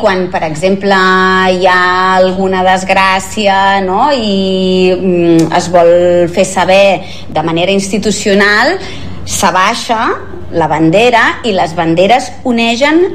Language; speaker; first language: Catalan; native; Catalan